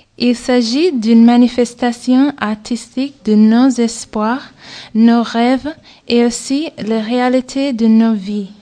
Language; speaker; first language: French; non-native, fluent; English